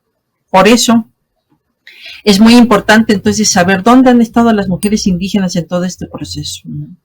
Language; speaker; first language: Spanish; native; Spanish